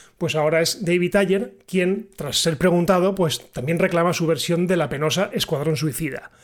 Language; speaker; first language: Spanish; native; Spanish